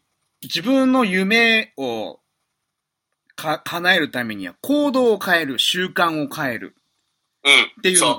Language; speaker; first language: Japanese; native; Japanese